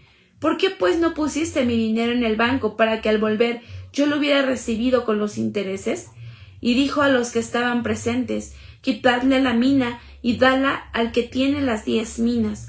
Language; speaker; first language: Spanish; native; Spanish